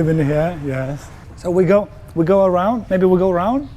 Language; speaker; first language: English; non-native, fluent; Lithuanian